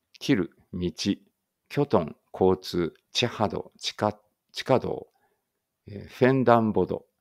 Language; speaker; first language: Japanese; native; Japanese